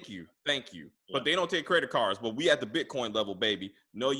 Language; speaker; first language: English; native; English